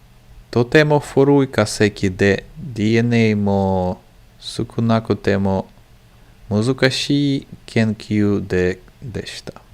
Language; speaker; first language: Japanese; non-native, learner; English